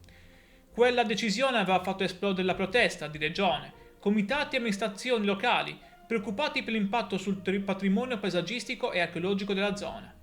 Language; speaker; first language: Italian; native; Italian